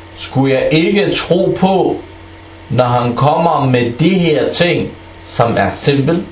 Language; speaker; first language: Danish; early bilingual, other home language; Arabic